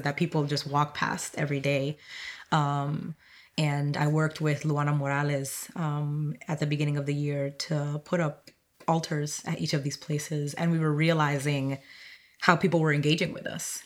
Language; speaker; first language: English; non-native, fluent; Spanish